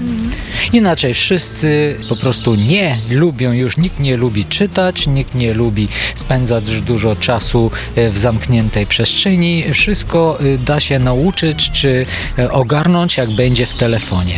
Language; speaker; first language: Polish; non-native, fluent; Bulgarian